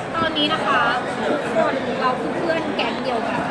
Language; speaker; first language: Thai; native; Thai